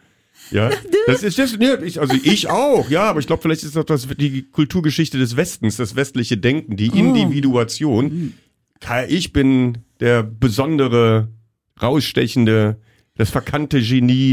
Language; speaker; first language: German; native; German